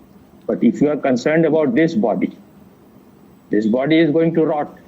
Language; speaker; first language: English; non-native, fluent; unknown